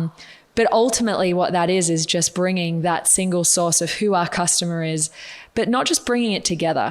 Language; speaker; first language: English; native; English